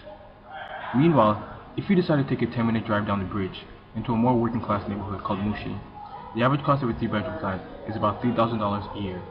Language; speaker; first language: English; early bilingual, other home language; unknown